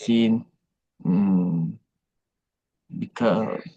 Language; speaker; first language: English; non-native, learner; Spanish